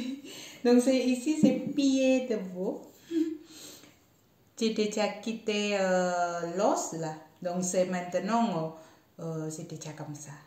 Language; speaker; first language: French; non-native, learner; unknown